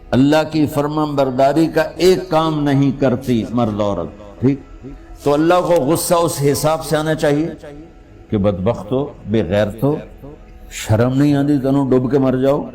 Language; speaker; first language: Urdu; non-native, local second language; Punjabi